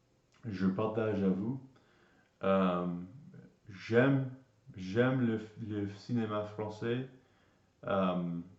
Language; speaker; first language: French; non-native, learner; English